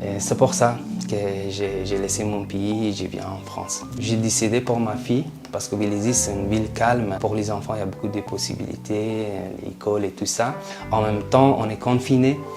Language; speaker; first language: French; non-native, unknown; Persian